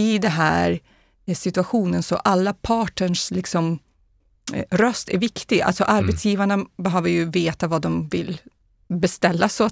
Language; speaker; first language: Swedish; non-native, fluent; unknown